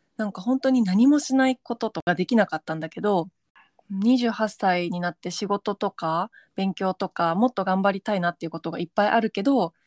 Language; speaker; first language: Japanese; native; Japanese